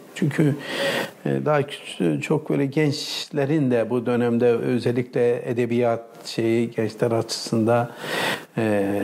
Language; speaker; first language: Turkish; native; Turkish